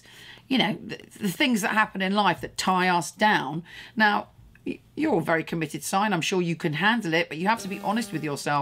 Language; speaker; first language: English; native; English